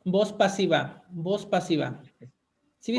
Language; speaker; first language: Spanish; native; Spanish